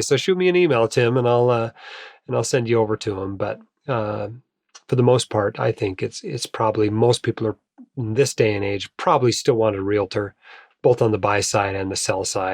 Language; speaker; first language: English; native; English